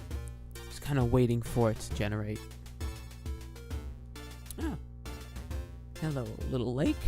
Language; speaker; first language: English; native; English